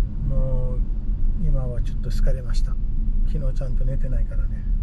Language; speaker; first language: Japanese; non-native, fluent; Urdu